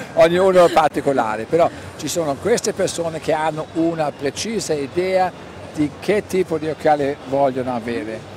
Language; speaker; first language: Italian; non-native, fluent; German